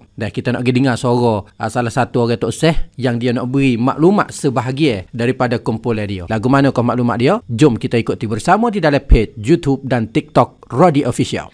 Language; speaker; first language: Malay; native; Malay